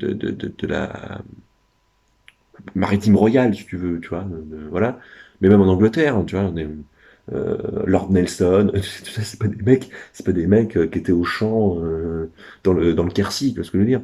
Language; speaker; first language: French; native; French